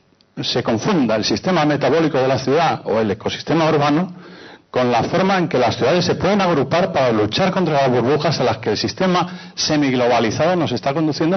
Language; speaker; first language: Spanish; native; Spanish